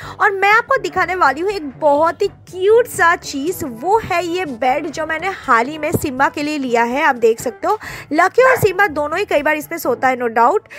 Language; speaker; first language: Hindi; non-native, local second language; Bangla